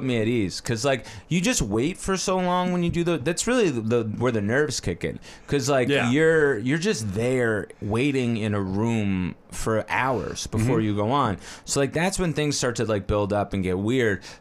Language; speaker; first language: English; native; English